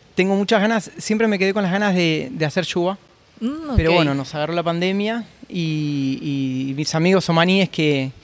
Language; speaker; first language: Spanish; native; Spanish